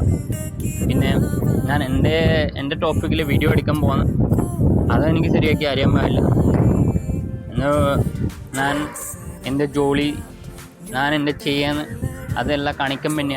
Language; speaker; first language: Malayalam; non-native, learner; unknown